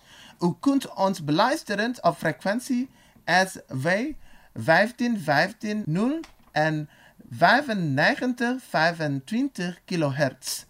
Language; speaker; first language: Dutch; non-native, fluent; Indonesian